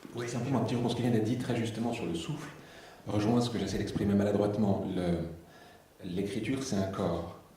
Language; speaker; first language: French; native; French